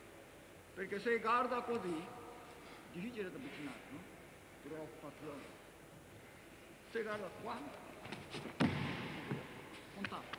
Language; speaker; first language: Italian; non-native, learner; Japanese